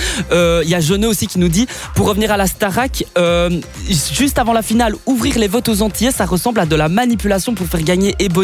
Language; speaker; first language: French; native; French